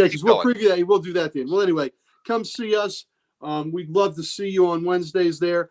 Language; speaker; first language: English; native; English